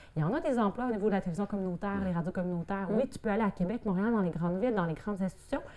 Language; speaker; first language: French; native; French